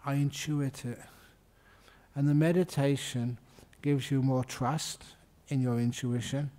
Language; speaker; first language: English; native; English